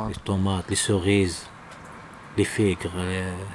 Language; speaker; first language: French; non-native, learner; Arabic